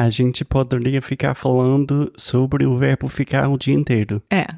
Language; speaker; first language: Portuguese; non-native, fluent; English